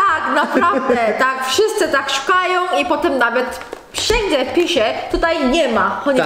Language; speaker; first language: Polish; non-native, learner; Korean